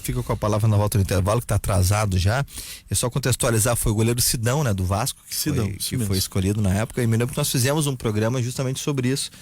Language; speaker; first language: Portuguese; native; Portuguese